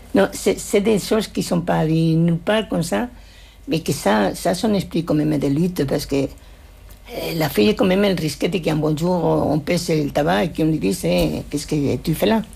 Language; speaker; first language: French; non-native, fluent; Spanish